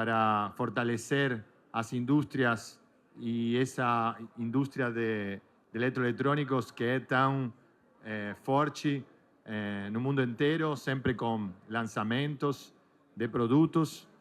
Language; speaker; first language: Portuguese; non-native, fluent; Spanish